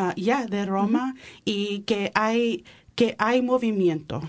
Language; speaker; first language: Spanish; early bilingual, heritage; Spanish